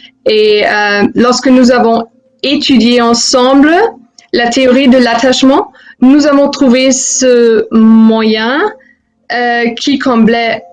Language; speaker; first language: French; non-native, fluent; German